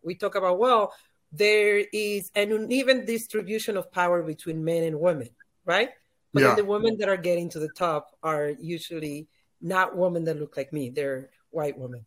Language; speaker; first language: English; non-native, fluent; Spanish